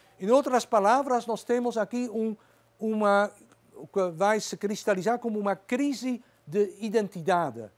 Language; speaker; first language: Portuguese; non-native, fluent; Dutch